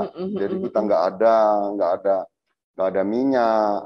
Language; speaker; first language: Indonesian; native; Indonesian